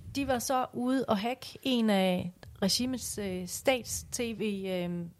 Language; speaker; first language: Danish; early bilingual, other home language; Persian